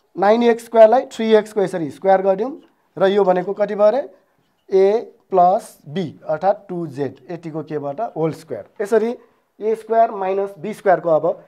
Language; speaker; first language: Nepali; non-native, local second language; Newari